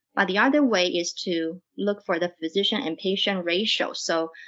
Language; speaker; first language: English; non-native, fluent; Chinese